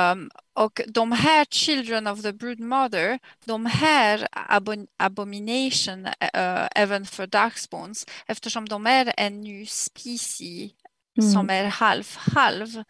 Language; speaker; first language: Swedish; non-native, fluent; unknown